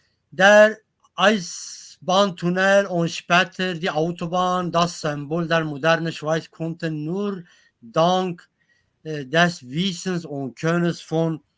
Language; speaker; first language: German; non-native, learner; Kurdish